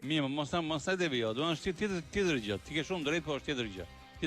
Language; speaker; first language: Albanian; native; Albanian